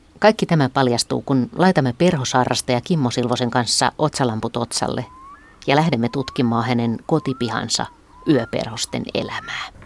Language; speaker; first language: Finnish; native; Finnish